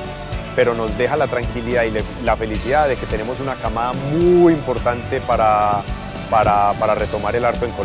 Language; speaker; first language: Spanish; native; Spanish